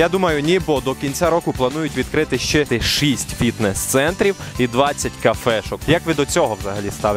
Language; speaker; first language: Ukrainian; native; Ukrainian